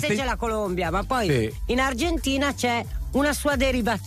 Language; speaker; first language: Italian; native; Italian